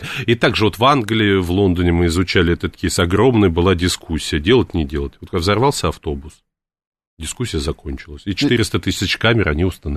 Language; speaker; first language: Russian; native; Russian